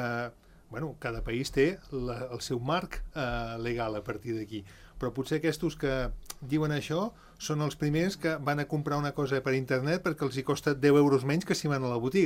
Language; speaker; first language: Catalan; native; Catalan